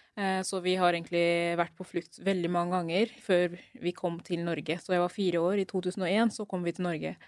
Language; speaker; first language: Norwegian; early bilingual, other home language; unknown